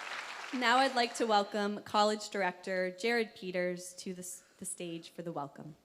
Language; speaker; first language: English; native; English